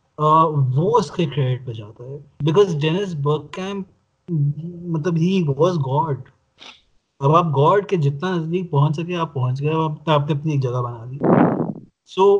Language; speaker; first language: Urdu; native; Urdu